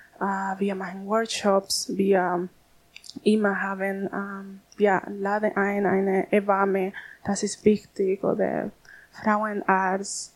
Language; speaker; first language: German; non-native, learner; Spanish